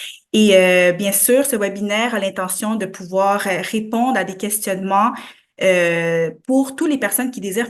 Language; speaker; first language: French; native; French